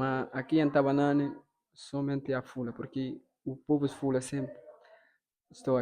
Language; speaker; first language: Portuguese; non-native, local second language; Fula